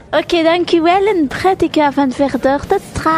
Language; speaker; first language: Dutch; non-native, local second language; French